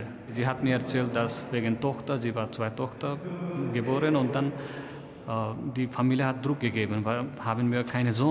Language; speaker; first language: German; non-native, learner; Nepali